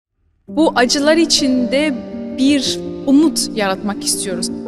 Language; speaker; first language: Turkish; early bilingual, heritage; Turkish